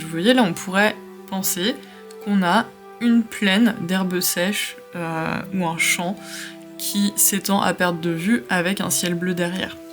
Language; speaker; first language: French; native; French